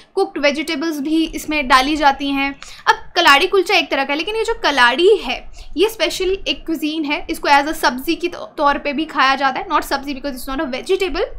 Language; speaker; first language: Hindi; native; Hindi